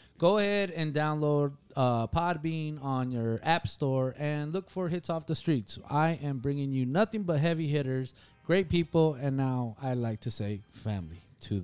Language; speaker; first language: English; early bilingual, other home language; Spanish